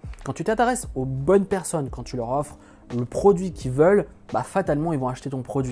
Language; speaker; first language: French; native; French